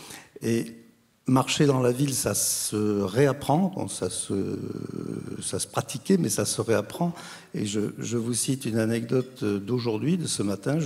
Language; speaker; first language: French; native; French